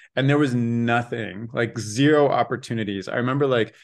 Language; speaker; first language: English; native; English